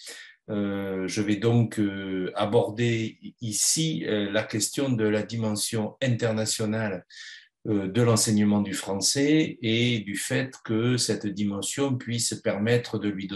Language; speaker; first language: French; native; French